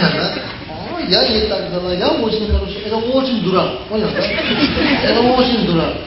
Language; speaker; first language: Russian; non-native, learner; Tibetan